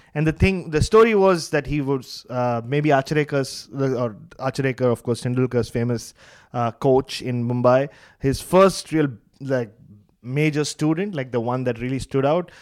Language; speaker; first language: English; non-native, local second language; Tamil